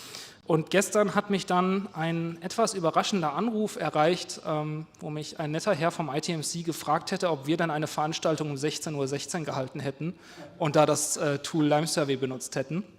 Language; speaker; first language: German; native; German